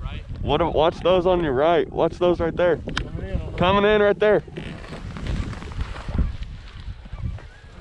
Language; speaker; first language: English; native; English